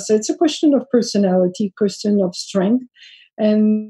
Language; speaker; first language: English; non-native, fluent; French